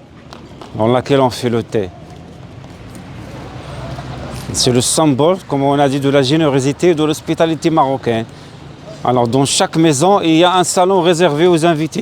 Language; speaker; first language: French; non-native, local second language; Arabic